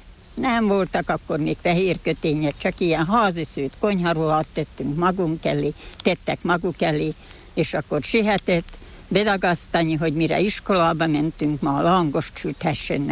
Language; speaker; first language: Hungarian; native; Hungarian